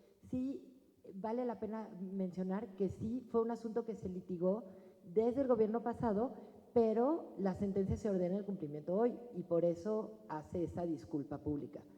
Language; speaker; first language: Spanish; native; Spanish